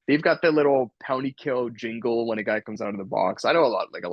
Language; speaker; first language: English; native; English